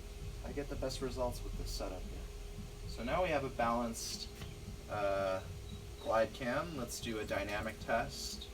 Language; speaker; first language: English; native; English